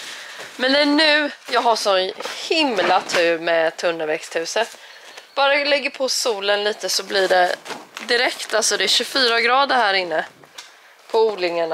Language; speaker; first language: Swedish; native; Swedish